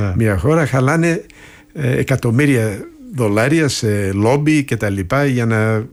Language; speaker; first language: Greek; early bilingual, heritage; Greek